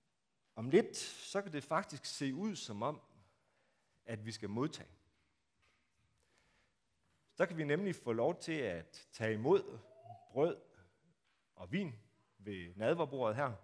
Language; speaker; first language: Danish; native; Danish